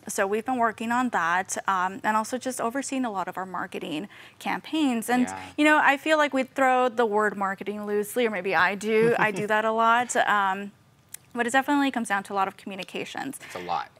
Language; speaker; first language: English; native; English